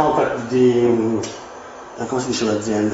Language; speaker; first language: English; non-native, learner; Italian